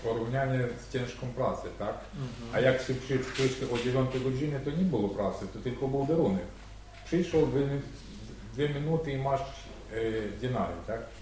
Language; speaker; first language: Polish; non-native, learner; Russian